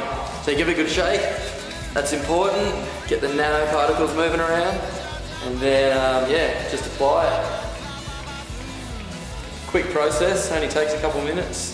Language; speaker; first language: English; native; English